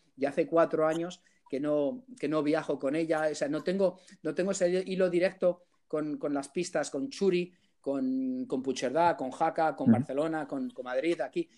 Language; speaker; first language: Spanish; early bilingual, heritage; Spanish